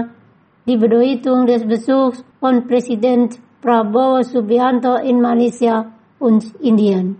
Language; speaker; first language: German; non-native, fluent; Indonesian